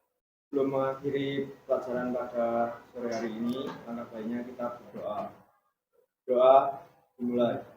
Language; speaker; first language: Indonesian; native; Indonesian